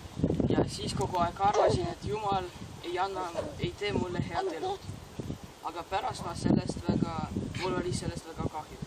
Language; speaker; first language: Estonian; non-native, local second language; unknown